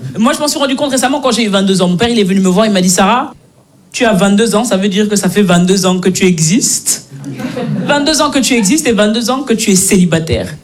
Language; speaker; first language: French; native; French